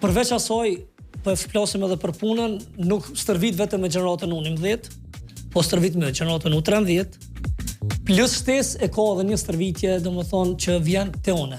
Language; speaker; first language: Albanian; native; Albanian